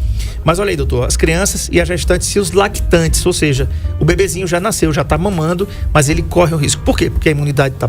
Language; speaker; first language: Portuguese; native; Portuguese